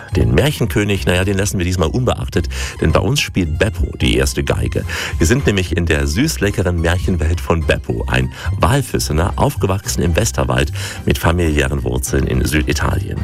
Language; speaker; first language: German; native; German